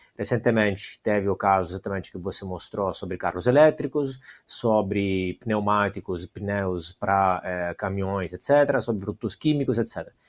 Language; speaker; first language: Portuguese; non-native, fluent; Italian